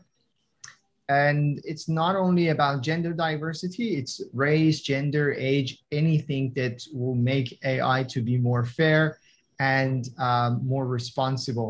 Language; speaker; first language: English; non-native, fluent; Persian